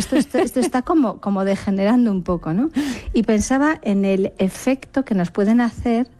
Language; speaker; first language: Spanish; native; Spanish